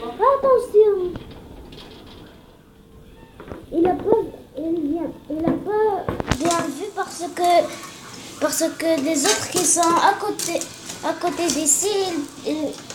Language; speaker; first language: French; non-native, learner; Arabic